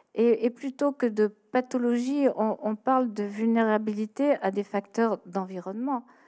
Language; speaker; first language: French; native; French